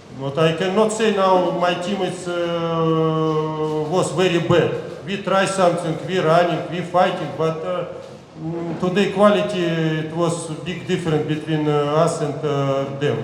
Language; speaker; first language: English; non-native, learner; Russian